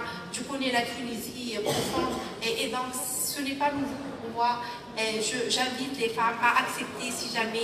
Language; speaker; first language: French; non-native, local second language; Arabic